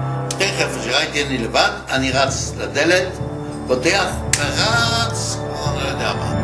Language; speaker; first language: Hebrew; non-native, fluent; French